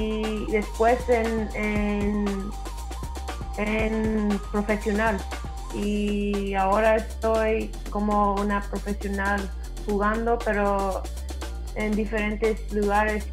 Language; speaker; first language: Spanish; early bilingual, heritage; English